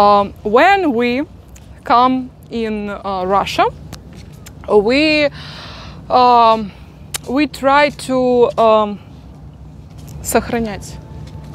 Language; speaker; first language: English; non-native, learner; Russian